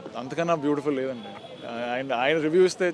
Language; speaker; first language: Telugu; native; Telugu